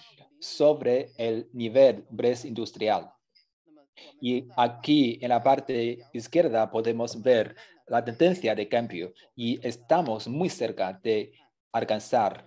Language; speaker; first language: Spanish; non-native, fluent; Chinese